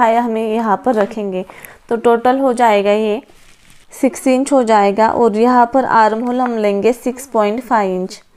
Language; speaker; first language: Hindi; non-native, local second language; Marathi